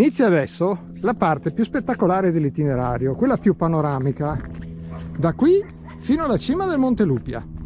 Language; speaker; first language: Italian; native; Italian